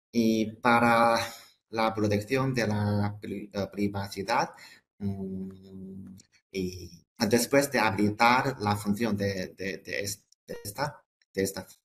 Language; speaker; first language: Spanish; non-native, fluent; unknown